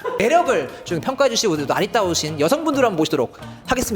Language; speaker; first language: Korean; native; Korean